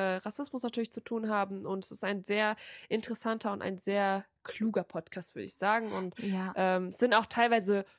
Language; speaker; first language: German; native; German